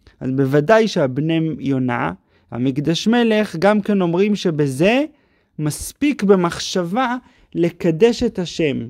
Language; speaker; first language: Hebrew; native; Hebrew